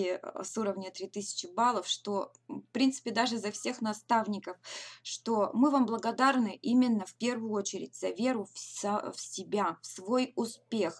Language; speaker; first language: Russian; native; Russian